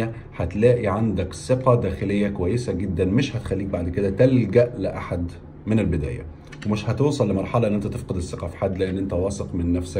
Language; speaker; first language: Arabic; native; Arabic